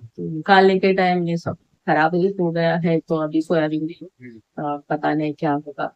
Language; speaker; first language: Hindi; non-native, local second language; Marathi